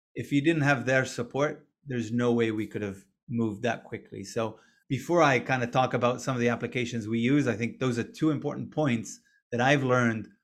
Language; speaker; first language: English; non-native, fluent; Hebrew